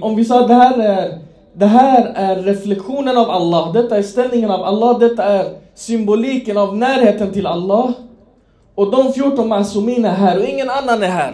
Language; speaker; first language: Swedish; non-native, fluent; Persian